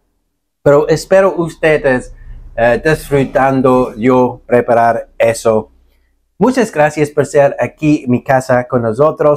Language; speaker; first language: Spanish; non-native, learner; English